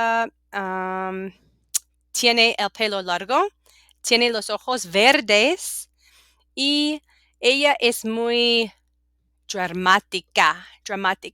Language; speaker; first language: Spanish; non-native, fluent; English